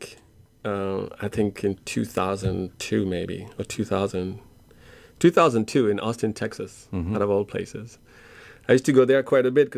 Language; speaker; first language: English; non-native, fluent; French